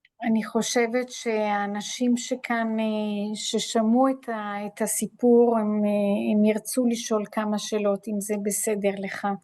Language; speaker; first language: Hebrew; non-native, fluent; Italian